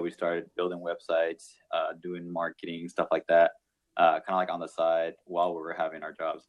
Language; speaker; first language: English; non-native, local second language; Spanish